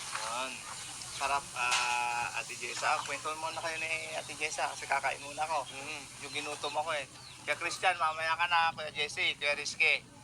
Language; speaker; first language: Filipino; native; Filipino